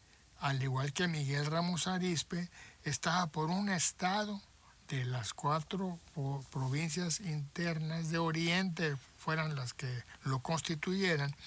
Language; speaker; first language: Spanish; native; Spanish